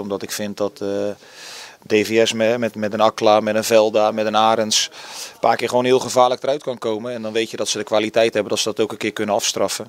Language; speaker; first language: Dutch; native; Dutch